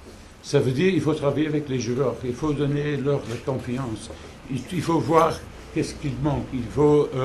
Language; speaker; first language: French; non-native, local second language; Dutch